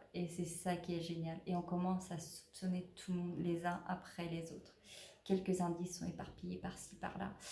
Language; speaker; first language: French; native; French